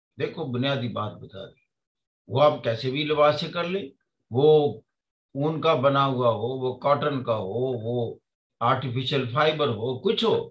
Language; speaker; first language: Urdu; non-native, local second language; Punjabi